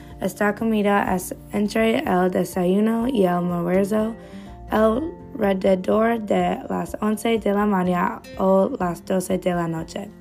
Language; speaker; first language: Spanish; non-native, learner; English